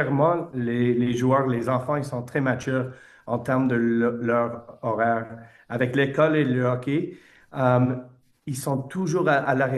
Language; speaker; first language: French; non-native, fluent; English